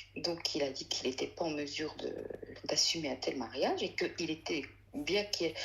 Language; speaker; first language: French; early bilingual, other home language; Arabic